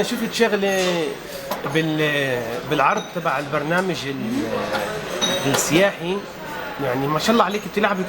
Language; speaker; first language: Arabic; native; Arabic